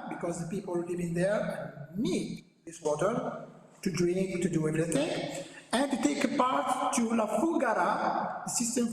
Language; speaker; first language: English; non-native, learner; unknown